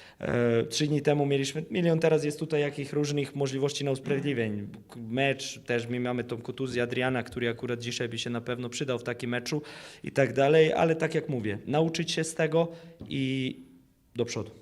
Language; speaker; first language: Polish; non-native, fluent; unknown